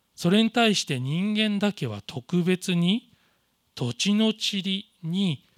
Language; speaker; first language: Japanese; native; Japanese